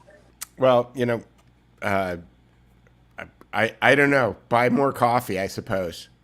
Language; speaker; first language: English; native; English